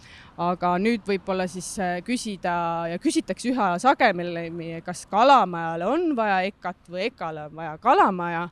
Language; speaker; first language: Estonian; native; Estonian